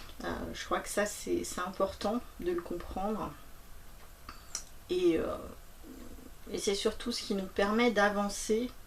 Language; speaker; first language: French; native; French